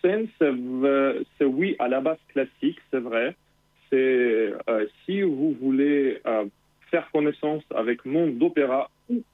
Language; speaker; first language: French; non-native, fluent; Russian